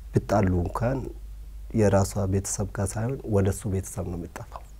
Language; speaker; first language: Amharic; early bilingual, other home language; Oromo